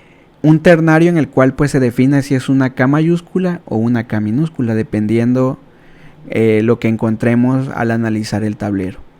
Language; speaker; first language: Spanish; native; Spanish